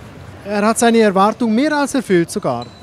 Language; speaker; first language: German; native; German